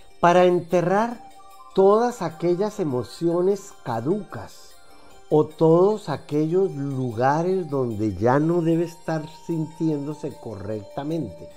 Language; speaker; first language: Spanish; native; Spanish